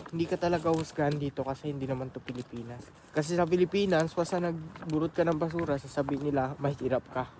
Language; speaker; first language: Filipino; native; Filipino